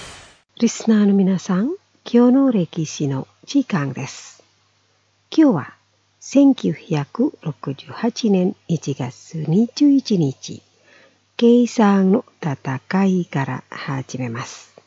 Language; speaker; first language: Japanese; non-native, fluent; Indonesian